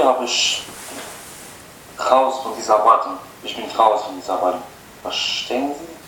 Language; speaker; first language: German; non-native, learner; Albanian